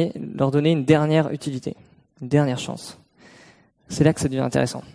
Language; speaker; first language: French; native; French